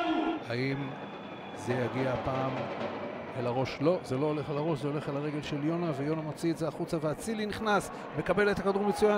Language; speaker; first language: Hebrew; native; Hebrew